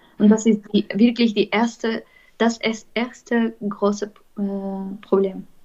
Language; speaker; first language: German; non-native, fluent; Armenian